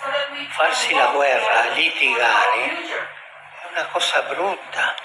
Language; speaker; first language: Italian; non-native, fluent; Spanish